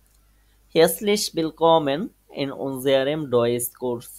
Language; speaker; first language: German; non-native, fluent; Bangla